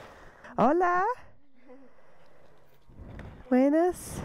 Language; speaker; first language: Spanish; non-native, learner; Dutch